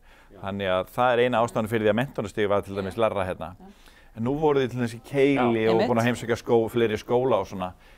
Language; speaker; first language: Icelandic; native; Icelandic